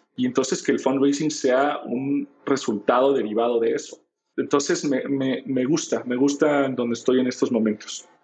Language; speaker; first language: Spanish; native; Spanish